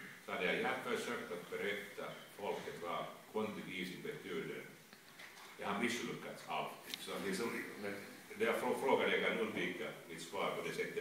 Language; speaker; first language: Swedish; non-native, local second language; Finnish